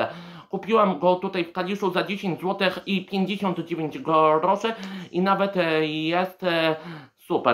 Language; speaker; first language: Polish; native; Polish